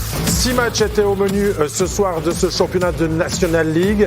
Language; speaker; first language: French; native; French